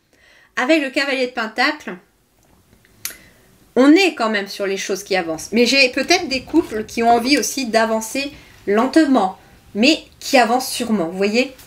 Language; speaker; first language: French; native; French